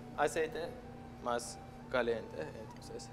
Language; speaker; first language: Spanish; non-native, learner; Turkish